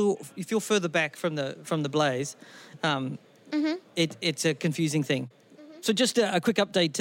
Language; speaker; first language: English; native; English